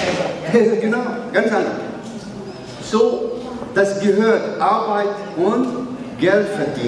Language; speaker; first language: German; non-native, learner; Somali